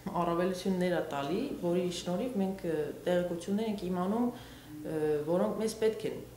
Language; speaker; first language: Armenian; early bilingual, heritage; Armenian